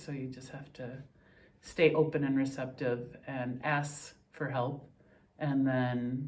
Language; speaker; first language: English; native; English